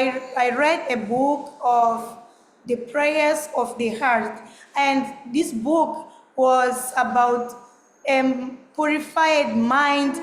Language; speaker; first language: English; non-native, learner; Portuguese